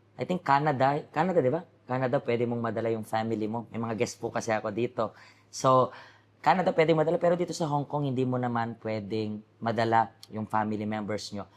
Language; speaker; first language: Filipino; native; Filipino